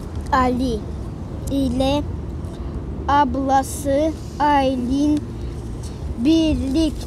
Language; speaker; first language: Turkish; early bilingual, other home language; Russian